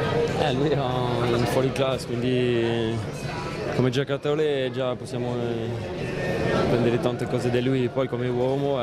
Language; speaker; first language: Italian; non-native, fluent; French